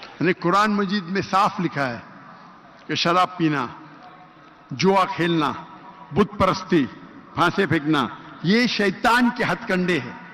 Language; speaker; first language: Urdu; non-native, local second language; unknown